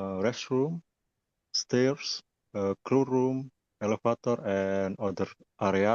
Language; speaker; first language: English; non-native, learner; Indonesian